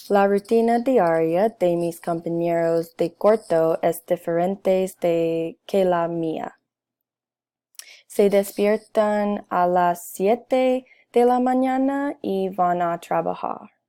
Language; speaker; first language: Spanish; non-native, learner; English